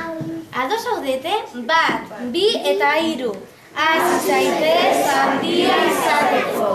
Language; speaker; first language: Basque; non-native, learner; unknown